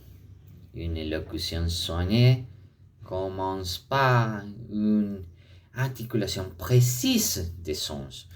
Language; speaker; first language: French; non-native, fluent; Spanish